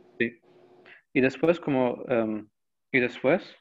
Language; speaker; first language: Spanish; non-native, learner; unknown